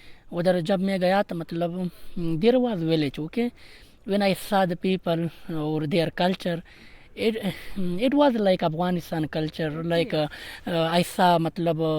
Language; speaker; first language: Hindi; non-native, learner; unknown